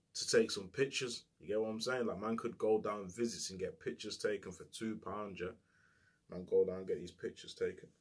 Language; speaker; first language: English; native; English